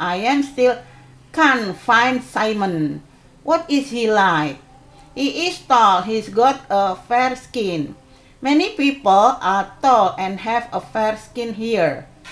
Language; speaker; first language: English; non-native, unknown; Indonesian